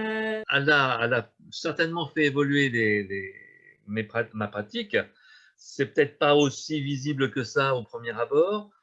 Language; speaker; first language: French; native; French